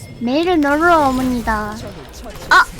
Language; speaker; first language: Korean; non-native, learner; Japanese